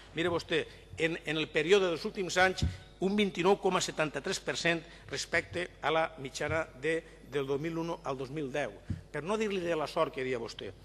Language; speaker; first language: Catalan; native; Catalan